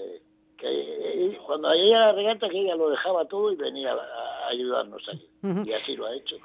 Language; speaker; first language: Spanish; native; Spanish